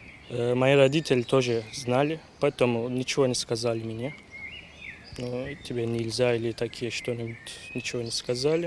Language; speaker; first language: Russian; non-native, learner; Turkish